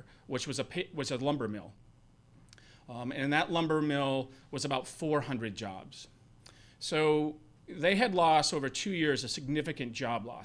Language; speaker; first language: English; native; English